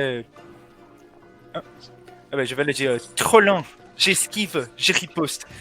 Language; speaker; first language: French; non-native, learner; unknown